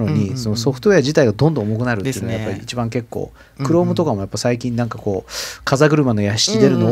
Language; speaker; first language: Japanese; native; Japanese